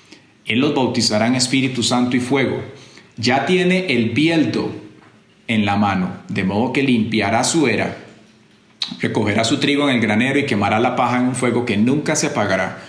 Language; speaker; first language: Spanish; native; Spanish